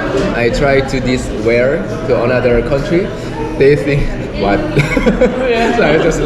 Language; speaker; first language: English; non-native, learner; Korean